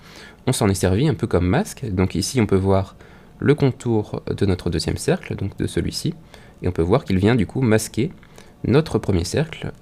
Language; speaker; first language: French; native; French